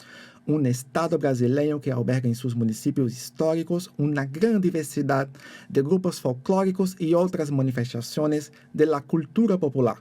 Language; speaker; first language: Spanish; non-native, fluent; Portuguese